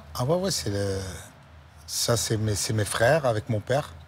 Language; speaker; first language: French; native; French